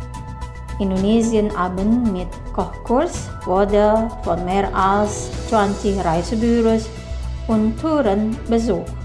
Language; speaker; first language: German; non-native, fluent; Indonesian